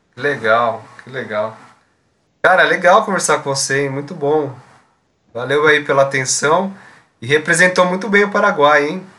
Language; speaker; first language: Portuguese; native; Portuguese